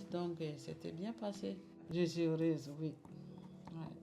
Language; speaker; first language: French; non-native, learner; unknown